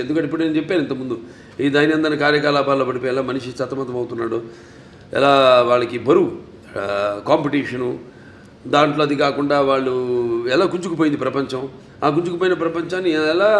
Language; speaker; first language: Telugu; native; Telugu